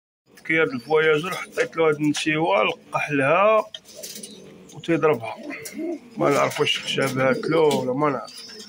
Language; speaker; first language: Arabic; native; Arabic